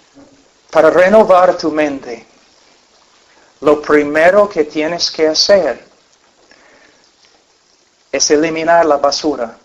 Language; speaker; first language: Spanish; non-native, fluent; English